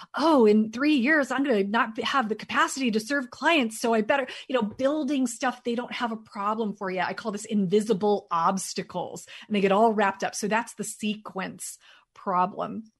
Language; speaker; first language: English; native; English